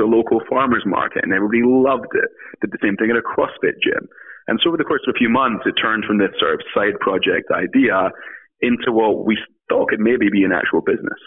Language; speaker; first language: English; native; English